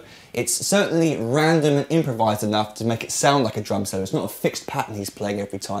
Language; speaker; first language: English; native; English